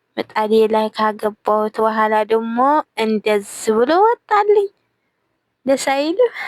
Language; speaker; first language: Amharic; non-native, local second language; Tigrinya